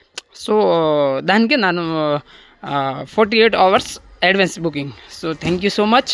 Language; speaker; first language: Telugu; non-native, local second language; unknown